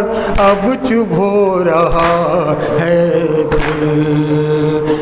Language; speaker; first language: Urdu; native; Urdu